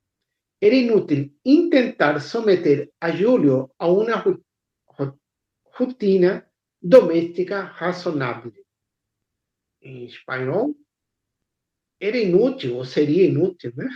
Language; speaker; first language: Portuguese; non-native, fluent; Spanish